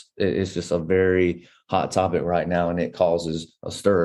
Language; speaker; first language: English; native; English